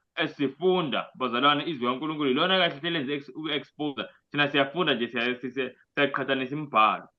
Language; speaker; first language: Zulu; non-native, local second language; Xhosa